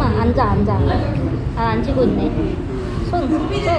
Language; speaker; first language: Korean; non-native, learner; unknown